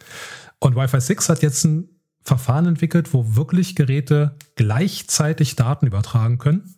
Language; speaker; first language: German; native; German